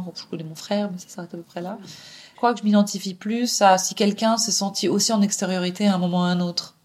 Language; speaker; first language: French; native; French